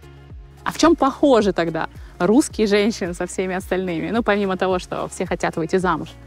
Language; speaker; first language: Russian; native; Russian